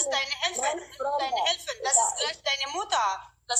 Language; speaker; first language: German; non-native, learner; Oromo